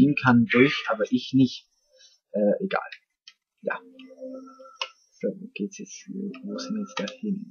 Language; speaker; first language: German; native; German